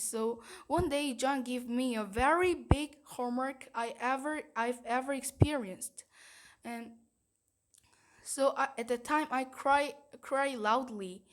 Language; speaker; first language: English; non-native, learner; Korean